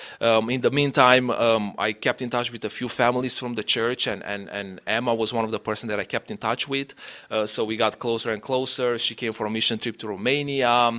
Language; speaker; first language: English; non-native, fluent; Romanian